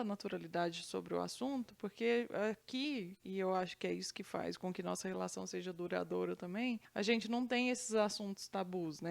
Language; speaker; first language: Portuguese; native; Portuguese